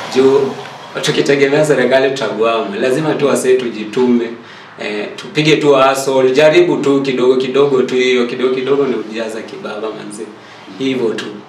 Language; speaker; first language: Swahili; native; Swahili